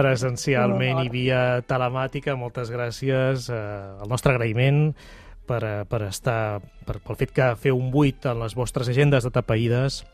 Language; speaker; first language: Catalan; native; Catalan